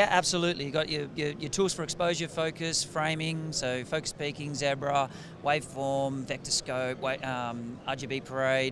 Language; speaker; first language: English; native; English